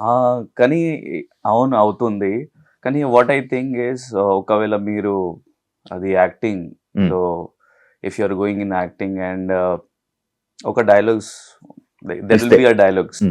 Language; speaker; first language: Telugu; non-native, learner; Hindi